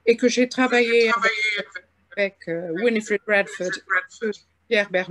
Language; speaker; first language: French; non-native, fluent; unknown